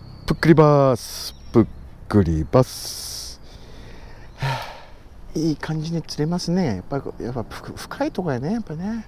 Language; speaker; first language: Japanese; native; Japanese